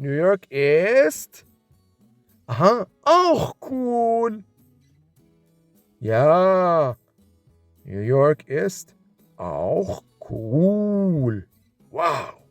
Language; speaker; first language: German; non-native, learner; English